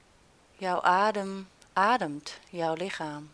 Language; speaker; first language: Dutch; native; Dutch